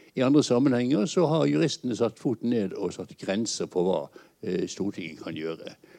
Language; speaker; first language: Norwegian; native; Norwegian